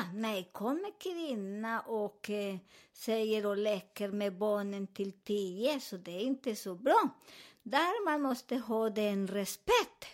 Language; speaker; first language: Swedish; non-native, learner; Spanish